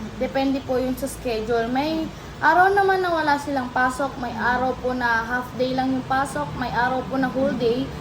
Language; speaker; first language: Filipino; native; Filipino